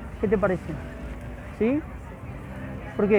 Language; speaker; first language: Spanish; native; Spanish